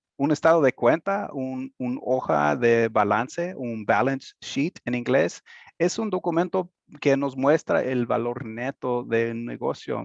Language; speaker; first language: Spanish; early bilingual, heritage; Spanish